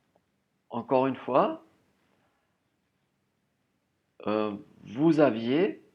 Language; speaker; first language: French; non-native, fluent; German